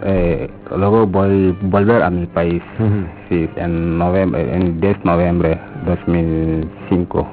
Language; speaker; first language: Spanish; non-native, learner; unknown